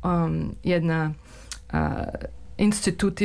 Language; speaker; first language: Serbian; early bilingual, heritage; English